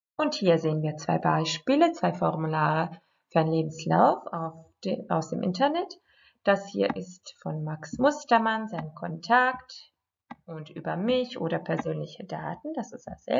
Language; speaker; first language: German; non-native, fluent; Croatian